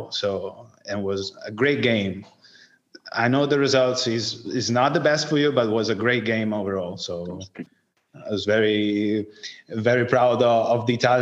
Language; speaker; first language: English; non-native, fluent; Italian